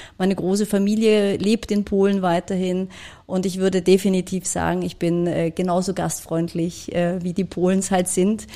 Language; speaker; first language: German; early bilingual, other home language; Polish